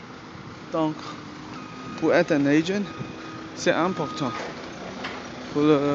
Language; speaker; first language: French; non-native, learner; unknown